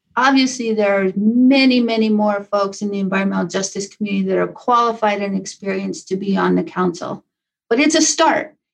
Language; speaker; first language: English; native; English